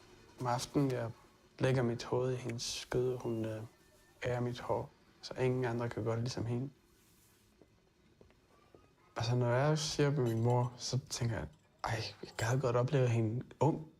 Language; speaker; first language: Danish; non-native, fluent; Persian